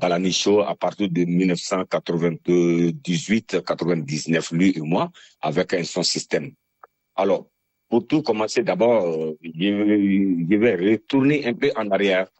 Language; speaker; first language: French; non-native, local second language; Bambara